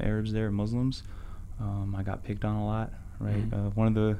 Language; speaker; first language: English; native; English